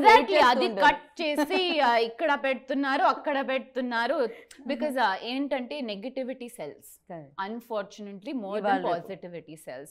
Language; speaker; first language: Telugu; non-native, learner; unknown